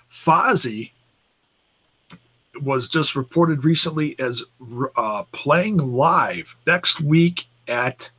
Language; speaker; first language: English; native; English